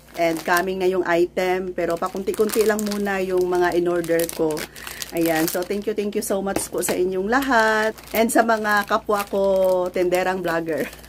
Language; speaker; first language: Filipino; non-native, local second language; Cebuano